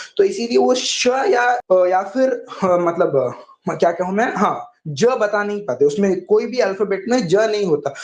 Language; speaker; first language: Hindi; non-native, local second language; Tamil